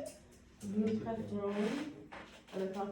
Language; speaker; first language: French; non-native, learner; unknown